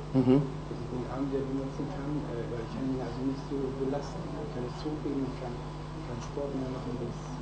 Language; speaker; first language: German; native; German